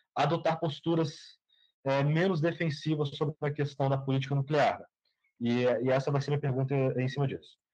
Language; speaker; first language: Portuguese; native; Portuguese